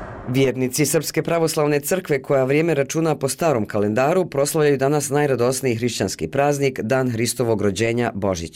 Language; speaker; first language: Serbian; native; Serbian